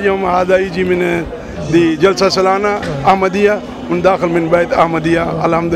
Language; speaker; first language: Arabic; non-native, learner; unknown